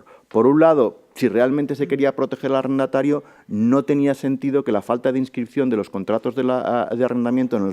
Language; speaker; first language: Spanish; native; Spanish